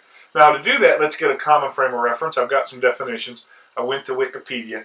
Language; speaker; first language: English; native; English